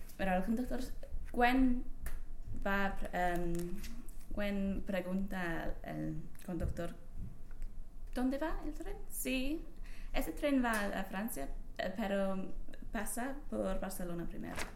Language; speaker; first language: Spanish; non-native, learner; English